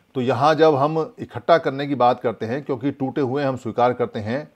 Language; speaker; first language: Hindi; native; Hindi